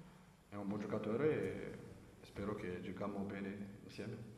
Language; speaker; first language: Italian; non-native, learner; French